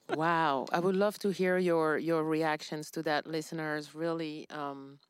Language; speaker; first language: English; non-native, fluent; French